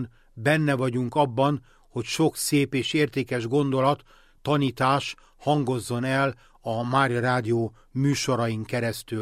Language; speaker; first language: Hungarian; native; Hungarian